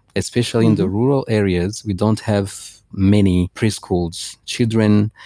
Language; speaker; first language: English; non-native, fluent; Rundi